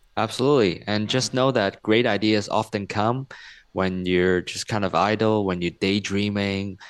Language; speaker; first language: English; non-native, local second language; Cantonese